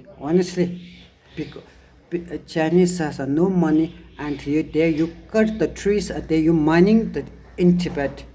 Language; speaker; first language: English; non-native, learner; Tibetan